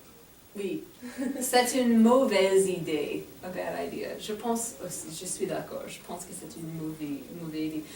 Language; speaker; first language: French; non-native, fluent; English